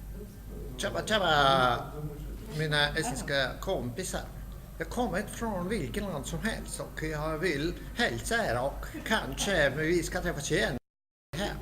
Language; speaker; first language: Swedish; non-native, learner; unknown